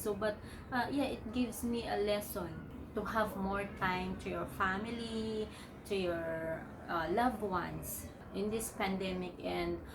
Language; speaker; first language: English; non-native, local second language; Filipino